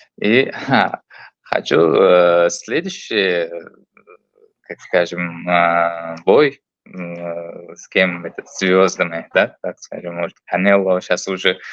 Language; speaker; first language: Russian; non-native, learner; Uzbek